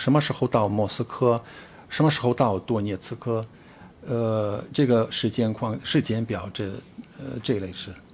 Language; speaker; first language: Chinese; non-native, fluent; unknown